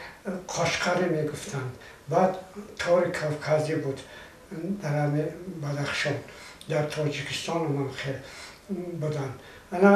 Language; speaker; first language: Persian; non-native, local second language; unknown